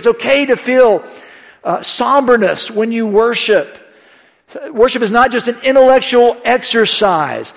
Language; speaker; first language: English; native; English